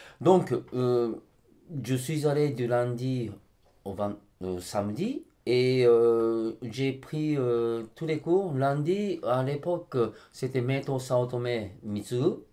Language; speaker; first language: French; non-native, fluent; Japanese